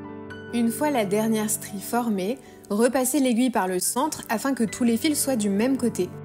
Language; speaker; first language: French; native; French